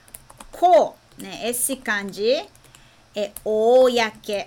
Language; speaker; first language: Portuguese; non-native, fluent; Japanese